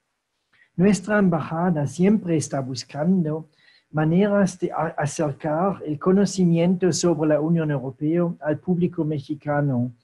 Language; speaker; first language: Spanish; non-native, fluent; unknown